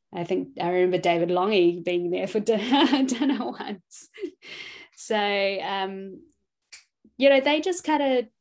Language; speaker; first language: English; native; English